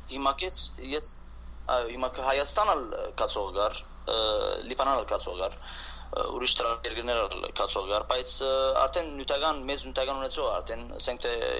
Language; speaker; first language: Armenian; native; Armenian